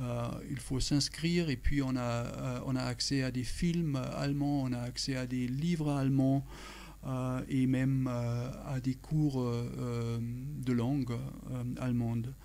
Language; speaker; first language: French; non-native, fluent; German